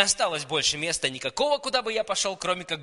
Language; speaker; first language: Russian; native; Russian